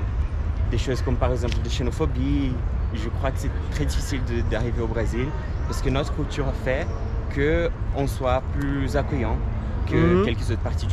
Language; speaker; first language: French; non-native, fluent; Portuguese